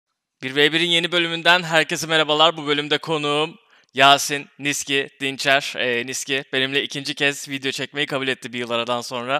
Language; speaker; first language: Turkish; native; Turkish